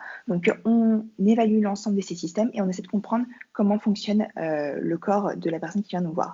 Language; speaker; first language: French; native; French